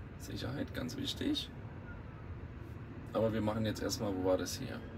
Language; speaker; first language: German; native; German